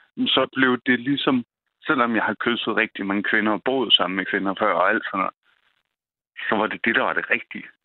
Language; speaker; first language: Danish; native; Danish